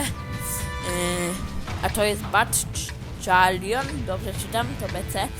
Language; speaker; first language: Polish; native; Polish